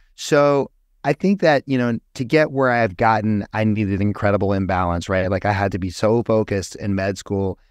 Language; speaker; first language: English; native; English